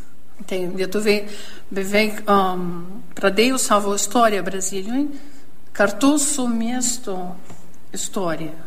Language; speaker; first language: Lithuanian; early bilingual, heritage; Lithuanian